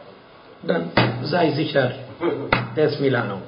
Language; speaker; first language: German; non-native, fluent; Arabic